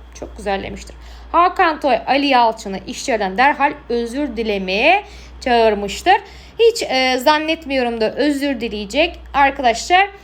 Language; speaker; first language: Turkish; native; Turkish